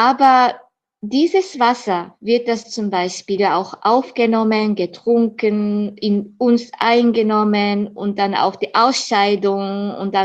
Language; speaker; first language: German; non-native, fluent; Japanese